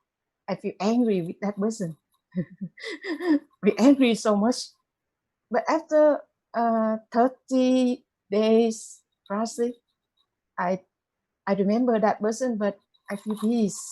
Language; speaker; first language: English; non-native, learner; Vietnamese